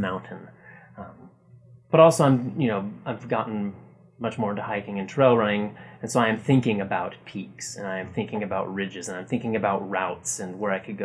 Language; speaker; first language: English; native; English